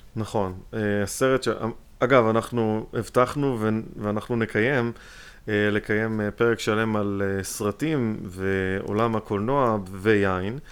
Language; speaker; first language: Hebrew; native; Hebrew